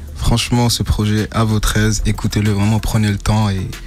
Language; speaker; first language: French; non-native, fluent; English